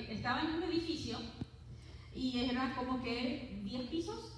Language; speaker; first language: Spanish; early bilingual, heritage; Spanish